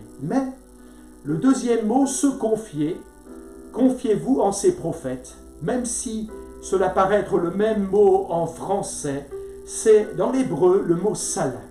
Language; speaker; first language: French; native; French